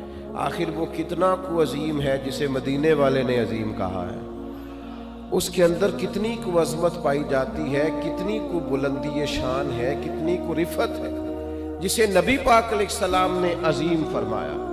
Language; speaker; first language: Urdu; native; Urdu